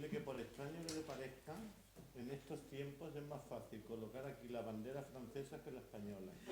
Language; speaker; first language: Spanish; native; Spanish